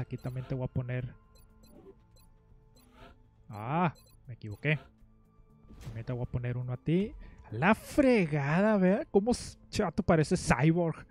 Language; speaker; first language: Spanish; native; Spanish